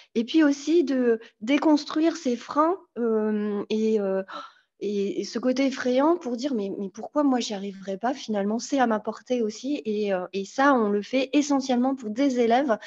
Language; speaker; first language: French; native; French